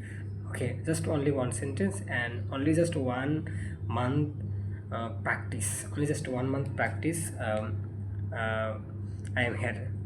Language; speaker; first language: English; non-native, learner; Bangla